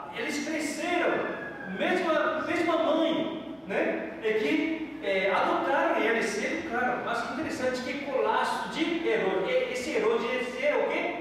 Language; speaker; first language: Portuguese; non-native, fluent; Korean